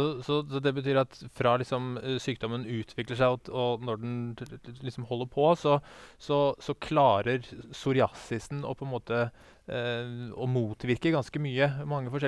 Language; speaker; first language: Norwegian; native; Norwegian